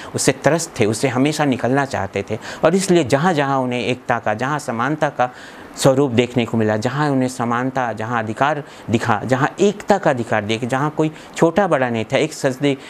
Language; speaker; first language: Hindi; native; Hindi